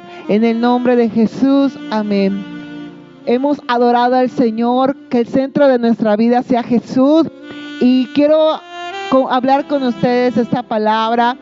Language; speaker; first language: Spanish; native; Spanish